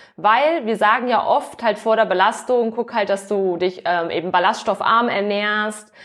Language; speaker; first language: German; native; German